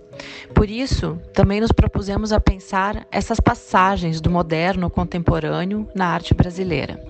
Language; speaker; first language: Portuguese; native; Portuguese